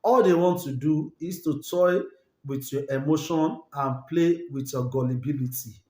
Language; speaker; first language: English; non-native, local second language; Yoruba